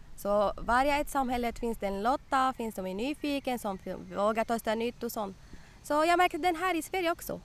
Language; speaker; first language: Swedish; non-native, learner; Arabic